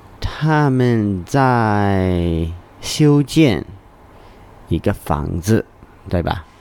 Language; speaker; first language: Chinese; non-native, learner; English